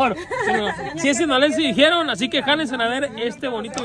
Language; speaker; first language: Spanish; native; Spanish